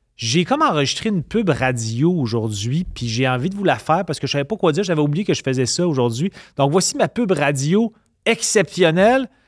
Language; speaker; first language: French; native; French